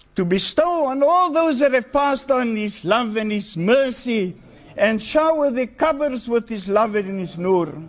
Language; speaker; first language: English; non-native, local second language; Afrikaans